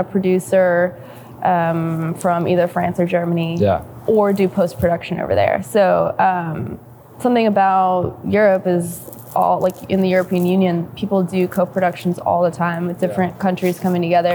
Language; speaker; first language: English; native; English